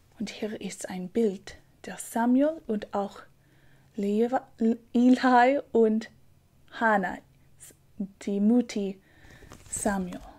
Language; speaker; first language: German; non-native, learner; English